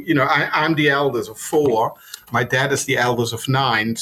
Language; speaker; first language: English; non-native, fluent; Dutch